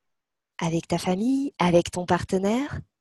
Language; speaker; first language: French; native; French